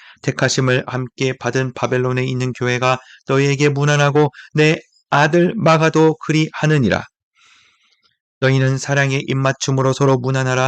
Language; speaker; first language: Korean; native; Korean